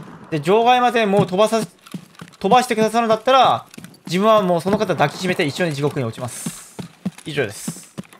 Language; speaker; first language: Japanese; non-native, fluent; Korean